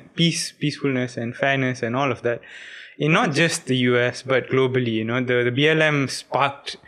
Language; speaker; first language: English; non-native, local second language; Tamil